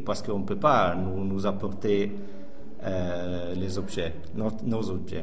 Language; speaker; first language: French; non-native, local second language; Italian